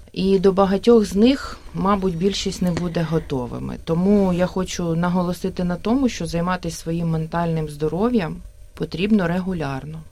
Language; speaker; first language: Ukrainian; native; Ukrainian